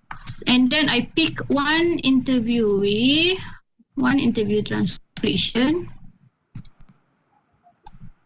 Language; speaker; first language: English; non-native, fluent; Malay